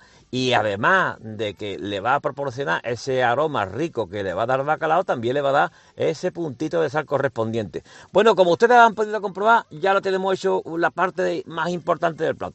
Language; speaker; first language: Spanish; native; Spanish